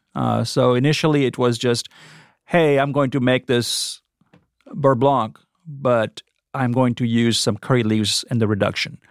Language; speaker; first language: English; non-native, local second language; Gujarati